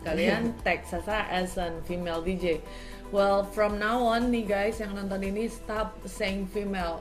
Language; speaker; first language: English; non-native, fluent; Indonesian